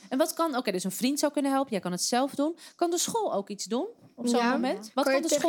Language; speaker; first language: Dutch; native; Dutch